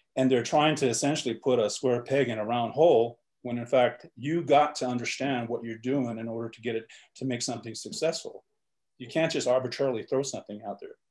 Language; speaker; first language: English; native; English